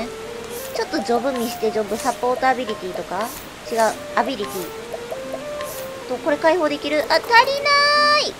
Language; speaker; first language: Japanese; native; Japanese